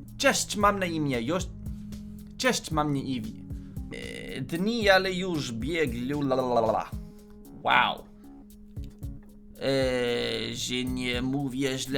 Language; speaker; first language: Polish; non-native, learner; English